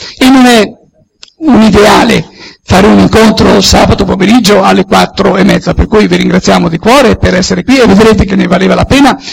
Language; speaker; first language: Italian; native; Italian